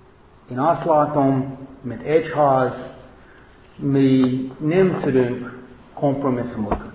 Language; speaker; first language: Hungarian; non-native, fluent; English